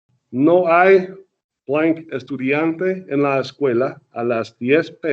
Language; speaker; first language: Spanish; non-native, fluent; English